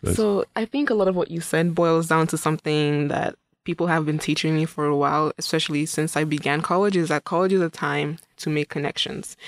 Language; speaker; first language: English; non-native, local second language; Igbo